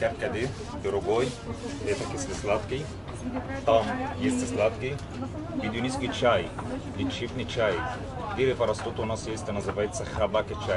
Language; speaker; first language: Russian; non-native, learner; Arabic